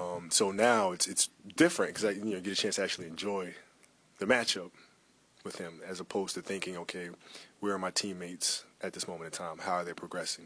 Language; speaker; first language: English; early bilingual, other home language; Italian